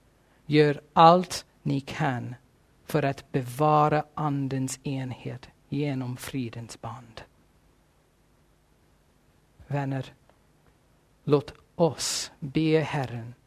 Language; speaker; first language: Swedish; non-native, fluent; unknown